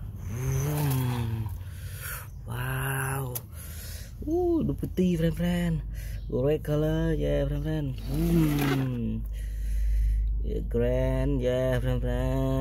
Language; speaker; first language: English; non-native, learner; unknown